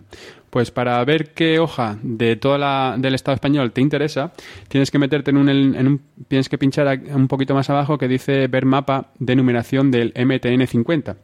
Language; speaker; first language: Spanish; native; Spanish